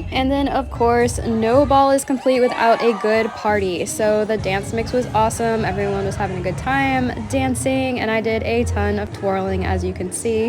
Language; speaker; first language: English; native; English